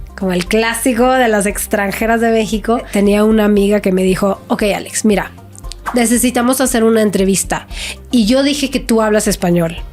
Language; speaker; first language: Spanish; non-native, fluent; Swedish